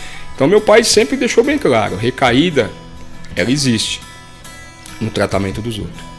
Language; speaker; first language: Portuguese; native; Portuguese